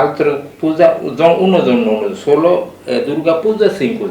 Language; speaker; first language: Italian; non-native, learner; Bangla